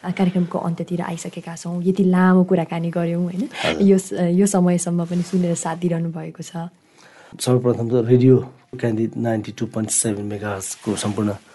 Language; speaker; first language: Nepali; non-native, local second language; Sherpa